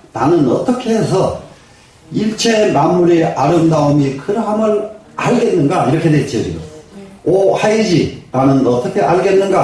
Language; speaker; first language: Korean; native; Korean